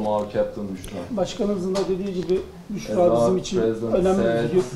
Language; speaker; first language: Turkish; native; Turkish